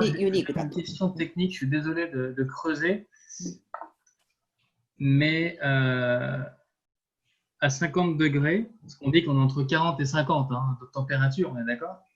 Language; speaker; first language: French; native; French